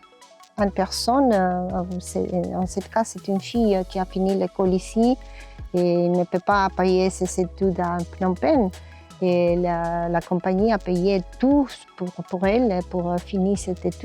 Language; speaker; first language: French; non-native, learner; Spanish